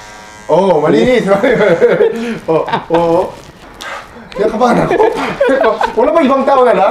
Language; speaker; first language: Filipino; non-native, fluent; Korean